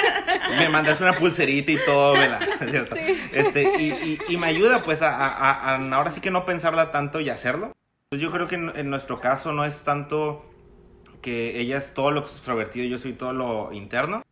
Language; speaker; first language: Spanish; native; Spanish